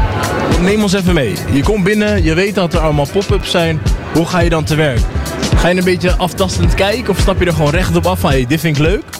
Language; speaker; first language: Dutch; native; Dutch